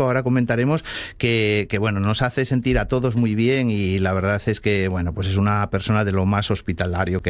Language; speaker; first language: Spanish; native; Spanish